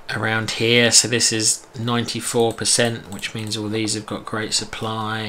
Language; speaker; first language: English; native; English